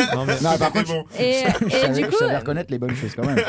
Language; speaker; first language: French; native; French